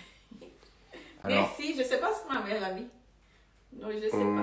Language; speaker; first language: French; non-native, fluent; Portuguese